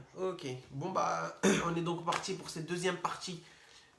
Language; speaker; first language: French; native; French